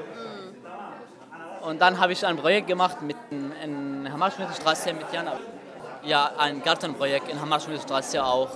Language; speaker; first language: German; non-native, learner; Arabic